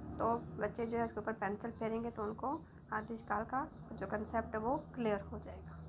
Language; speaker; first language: Urdu; native; Urdu